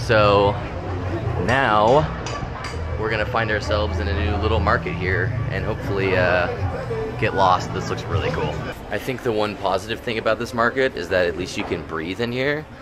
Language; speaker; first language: English; native; English